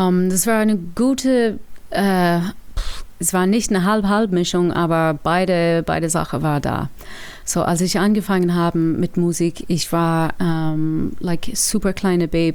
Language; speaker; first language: German; non-native, learner; English